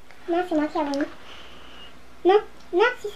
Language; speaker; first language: French; native; French